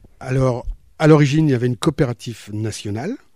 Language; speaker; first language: French; native; French